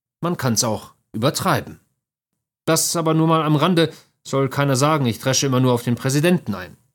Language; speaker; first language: German; native; German